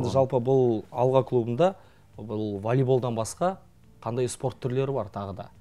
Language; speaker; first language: Kazakh; native; Kazakh